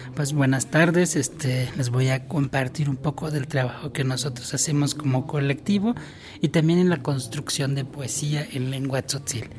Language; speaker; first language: Spanish; non-native, local second language; Tzotzil